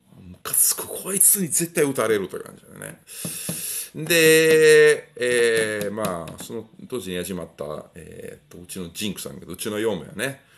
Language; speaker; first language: Japanese; non-native, fluent; Italian